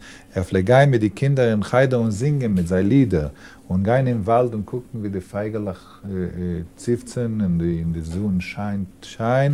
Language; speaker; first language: German; non-native, learner; Yiddish